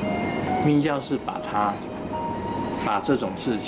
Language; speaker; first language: Chinese; native; Chinese